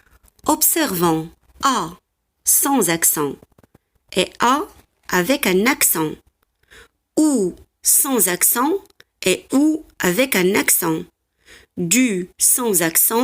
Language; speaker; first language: French; non-native, local second language; Arabic